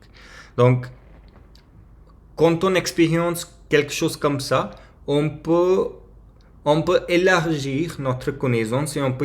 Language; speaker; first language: French; non-native, learner; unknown